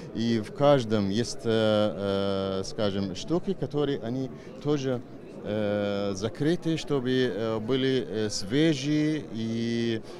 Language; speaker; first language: Russian; non-native, fluent; Arabic